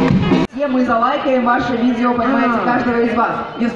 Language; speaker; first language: Russian; native; Russian